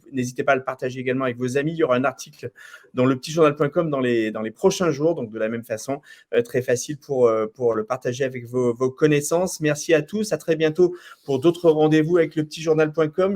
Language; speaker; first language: French; native; French